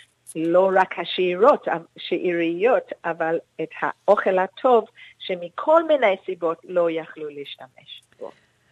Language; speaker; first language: Hebrew; non-native, fluent; English